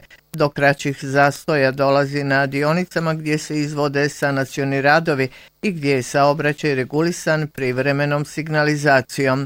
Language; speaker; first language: Bosnian; native; Bosnian